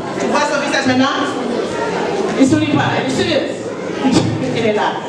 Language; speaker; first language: French; non-native, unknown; English